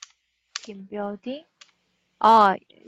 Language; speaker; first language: English; non-native, learner; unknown